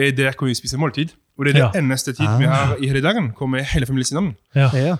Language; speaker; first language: Norwegian; non-native, fluent; French